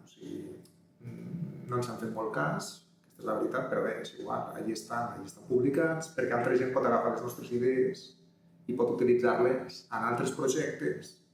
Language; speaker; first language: Catalan; native; Catalan